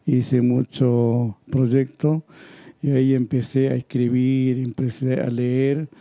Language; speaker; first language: Spanish; non-native, local second language; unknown